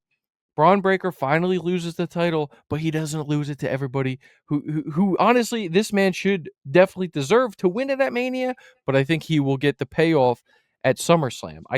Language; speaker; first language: English; native; English